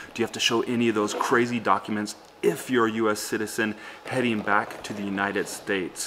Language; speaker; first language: English; native; English